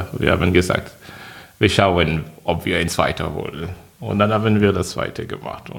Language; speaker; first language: German; non-native, fluent; French